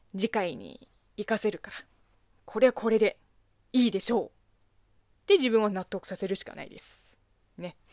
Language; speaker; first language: Japanese; non-native, fluent; Chinese